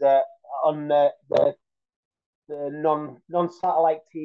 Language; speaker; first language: English; native; English